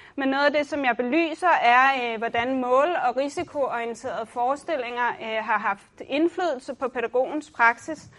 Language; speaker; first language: Danish; native; Danish